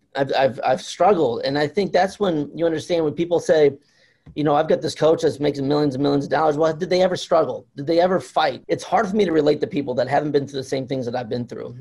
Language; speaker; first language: English; native; English